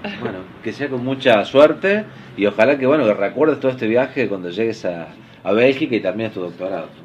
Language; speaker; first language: Spanish; native; Spanish